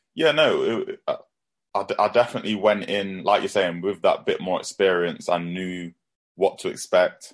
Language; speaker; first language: English; native; English